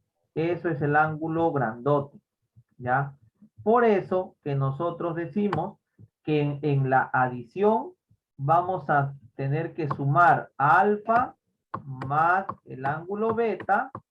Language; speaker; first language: Spanish; native; Spanish